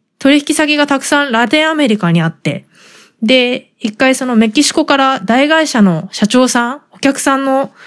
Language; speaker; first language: Japanese; native; Japanese